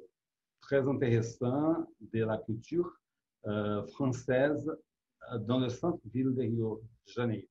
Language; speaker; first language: French; non-native, fluent; Portuguese